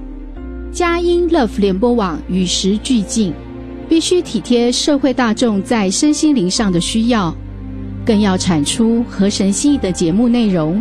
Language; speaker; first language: Chinese; native; Chinese